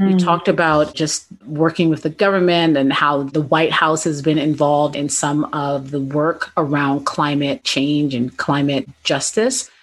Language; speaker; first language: English; native; English